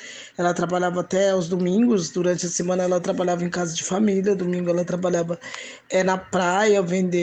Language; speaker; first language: Portuguese; native; Portuguese